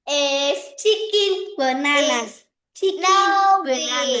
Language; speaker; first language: English; non-native, learner; Vietnamese